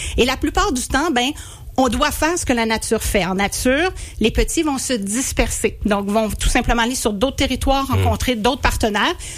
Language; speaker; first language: French; native; French